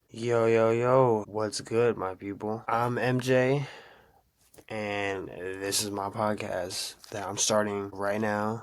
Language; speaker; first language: English; native; English